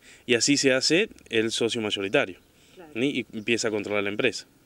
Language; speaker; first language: Spanish; native; Spanish